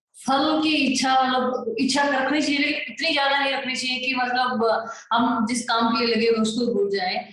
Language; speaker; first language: Hindi; native; Hindi